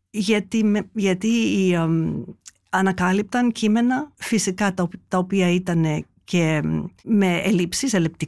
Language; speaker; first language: Greek; early bilingual, heritage; Greek